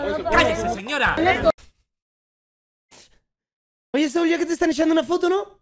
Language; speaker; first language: Spanish; native; Spanish